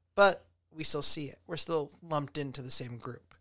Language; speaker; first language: English; native; English